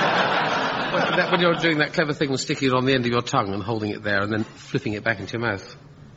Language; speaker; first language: English; native; English